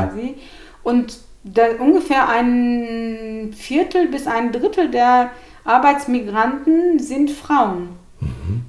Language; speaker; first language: German; early bilingual, other home language; Turkish